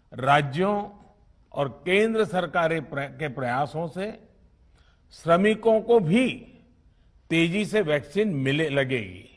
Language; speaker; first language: Hindi; non-native, local second language; Gujarati